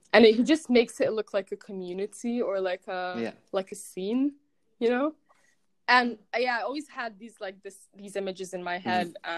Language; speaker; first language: English; non-native, fluent; Arabic